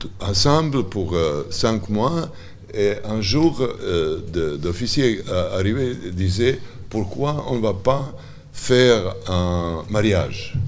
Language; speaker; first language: French; non-native, learner; Serbian